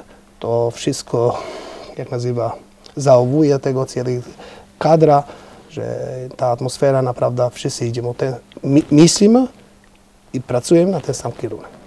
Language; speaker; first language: Polish; non-native, fluent; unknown